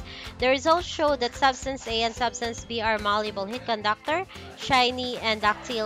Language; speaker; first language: English; non-native, local second language; Cebuano